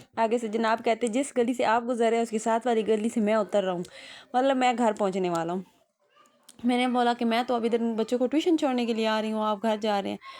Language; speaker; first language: Urdu; non-native, local second language; Punjabi